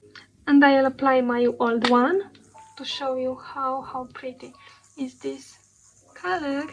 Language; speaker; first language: English; non-native, fluent; Romanian